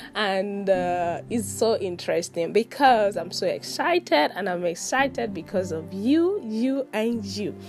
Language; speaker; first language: English; non-native, local second language; Yoruba